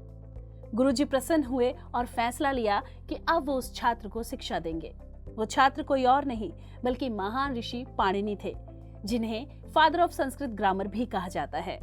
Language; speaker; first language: Hindi; native; Hindi